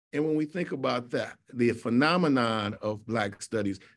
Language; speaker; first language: English; native; English